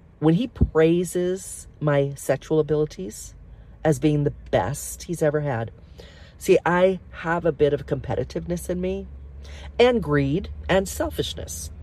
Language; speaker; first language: English; native; English